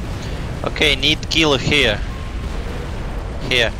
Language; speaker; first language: English; non-native, learner; Russian